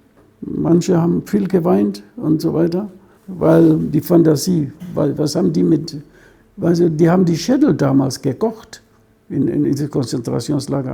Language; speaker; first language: German; non-native, fluent; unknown